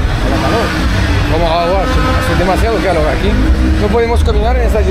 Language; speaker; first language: Spanish; non-native, learner; French